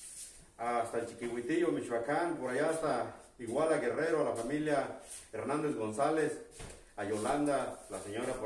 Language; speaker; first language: Spanish; native; Spanish